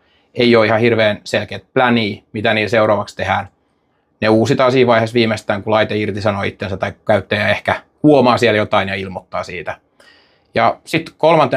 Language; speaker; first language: Finnish; native; Finnish